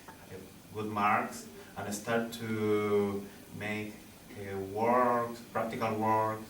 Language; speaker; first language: English; non-native, learner; Spanish